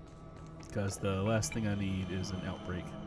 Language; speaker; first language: English; native; English